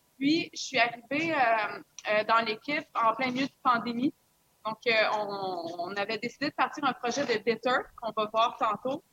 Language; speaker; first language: French; native; French